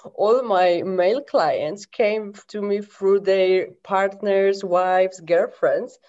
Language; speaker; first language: English; non-native, fluent; Polish